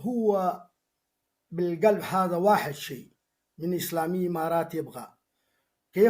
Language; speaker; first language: Arabic; non-native, learner; Pashto